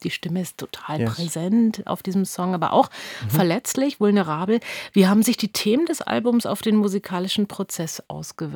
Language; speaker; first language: German; native; German